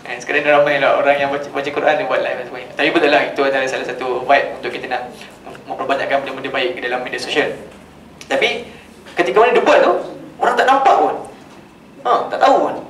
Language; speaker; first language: Malay; native; Malay